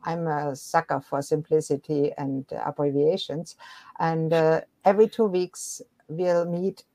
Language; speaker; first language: English; non-native, fluent; German